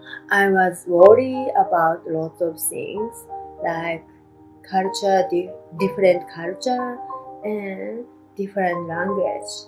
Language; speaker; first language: English; non-native, learner; Japanese